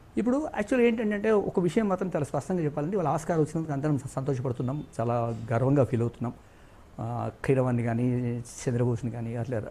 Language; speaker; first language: Telugu; native; Telugu